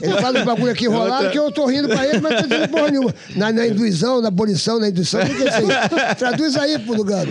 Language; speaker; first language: Portuguese; native; Portuguese